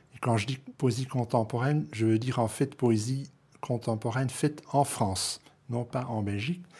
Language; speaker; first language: French; non-native, local second language; Dutch